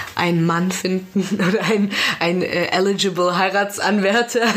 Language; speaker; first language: German; early bilingual, other home language; Persian